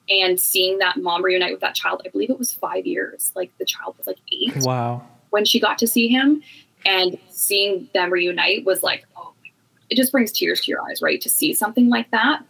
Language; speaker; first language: English; native; English